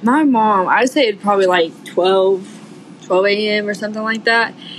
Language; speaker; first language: English; native; English